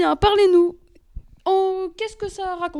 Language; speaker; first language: French; native; French